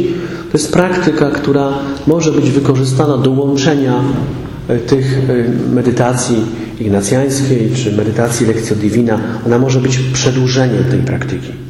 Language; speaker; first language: Polish; native; Polish